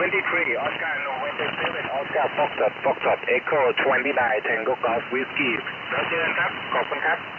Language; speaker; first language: Thai; native; Thai